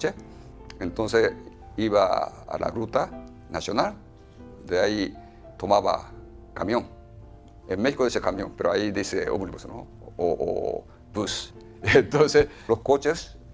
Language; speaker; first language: Spanish; non-native, fluent; Japanese